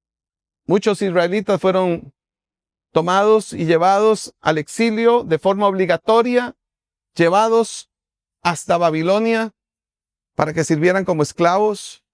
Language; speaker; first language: Spanish; native; Spanish